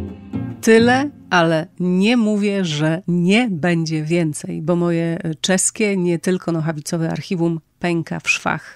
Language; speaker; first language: Polish; native; Polish